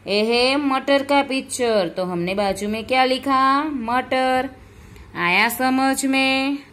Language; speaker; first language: Hindi; non-native, local second language; Gujarati